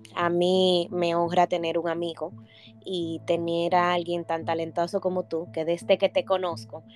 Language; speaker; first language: Spanish; native; Spanish